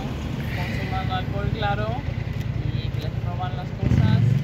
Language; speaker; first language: Spanish; non-native, fluent; German